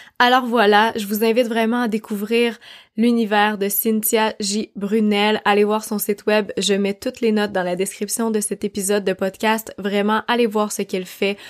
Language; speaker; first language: French; native; French